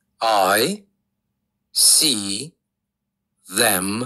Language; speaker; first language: English; non-native, learner; Russian